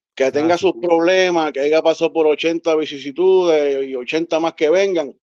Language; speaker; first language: Spanish; native; Spanish